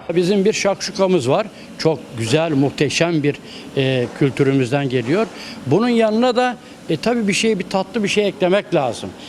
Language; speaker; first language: Turkish; native; Turkish